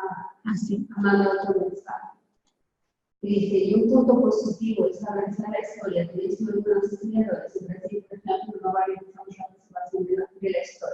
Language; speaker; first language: Spanish; non-native, fluent; Portuguese